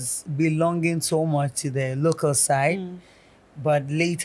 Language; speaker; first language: English; non-native, local second language; Akan